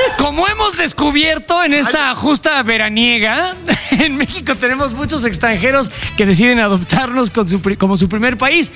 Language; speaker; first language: Spanish; native; Spanish